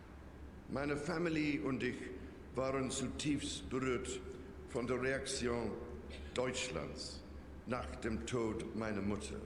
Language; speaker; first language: German; non-native, fluent; English